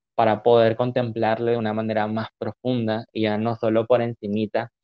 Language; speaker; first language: Spanish; native; Spanish